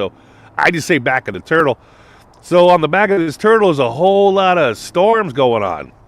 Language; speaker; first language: English; native; English